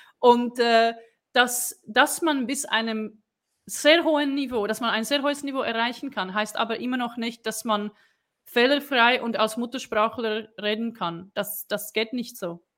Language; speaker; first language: German; non-native, fluent; Czech